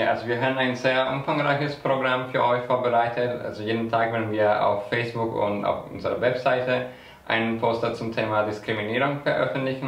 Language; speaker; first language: German; non-native, fluent; Portuguese